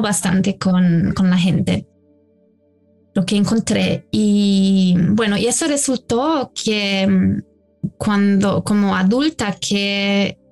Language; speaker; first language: Spanish; non-native, fluent; German